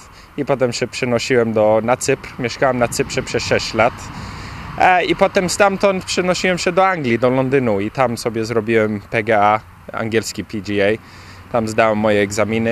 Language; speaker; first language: Polish; early bilingual, heritage; Polish